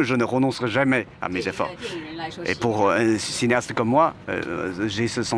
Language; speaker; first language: French; non-native, fluent; Chinese